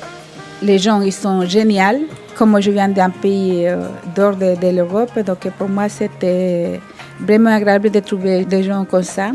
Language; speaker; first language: French; non-native, fluent; Spanish